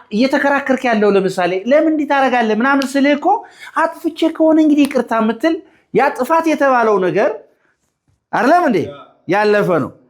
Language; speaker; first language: Amharic; native; Amharic